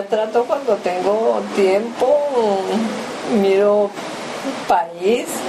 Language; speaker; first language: Spanish; early bilingual, other home language; Japanese